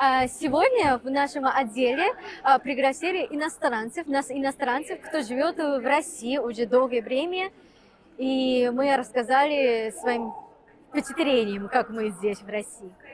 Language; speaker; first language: Russian; non-native, fluent; Japanese